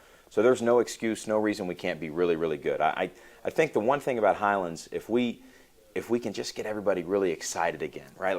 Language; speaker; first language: English; native; English